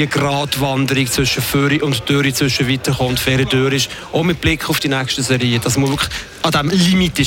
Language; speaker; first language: German; native; German